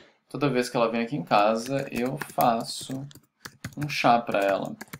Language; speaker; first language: Portuguese; native; Portuguese